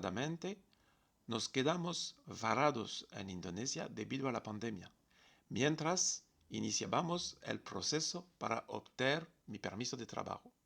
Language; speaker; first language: Spanish; non-native, fluent; French